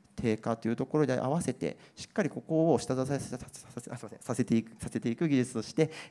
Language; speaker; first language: Japanese; native; Japanese